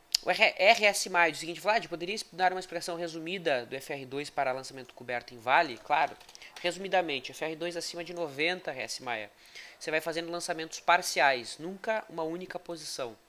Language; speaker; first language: Portuguese; native; Portuguese